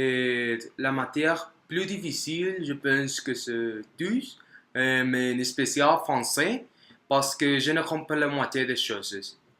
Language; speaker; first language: French; non-native, learner; Spanish